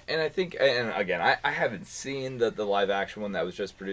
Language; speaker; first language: English; native; English